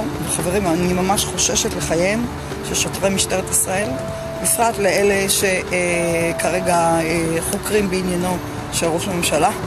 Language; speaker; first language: Hebrew; native; Hebrew